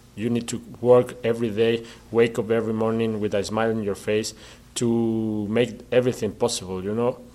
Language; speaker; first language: English; non-native, learner; Spanish